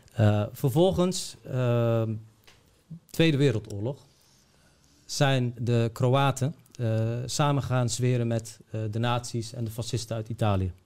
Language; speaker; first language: Dutch; early bilingual, other home language; Bosnian